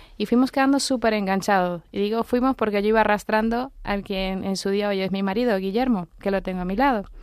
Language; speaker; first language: Spanish; native; Spanish